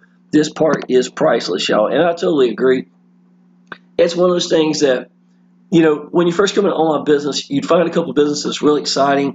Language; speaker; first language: English; native; English